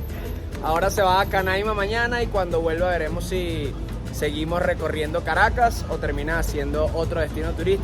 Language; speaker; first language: Spanish; native; Spanish